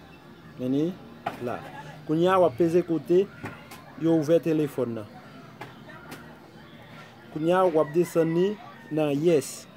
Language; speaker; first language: French; non-native, learner; Haitian Creole